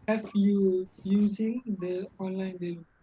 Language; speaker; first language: English; non-native, local second language; Malay